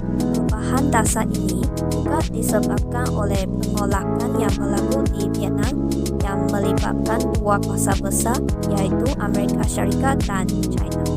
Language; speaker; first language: Malay; non-native, local second language; Chinese